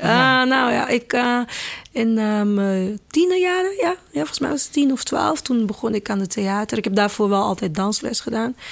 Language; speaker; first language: Dutch; early bilingual, other home language; Kabuverdianu